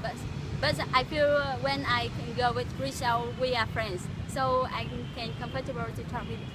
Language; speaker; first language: English; non-native, learner; Vietnamese